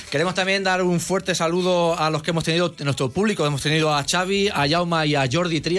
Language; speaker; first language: Spanish; native; Spanish